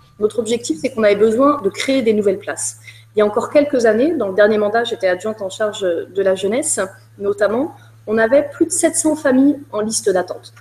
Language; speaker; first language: French; native; French